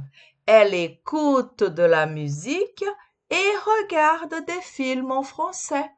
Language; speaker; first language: French; non-native, fluent; Portuguese